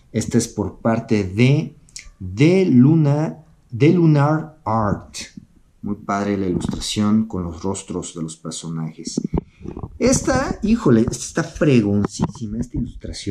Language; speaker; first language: Spanish; native; Spanish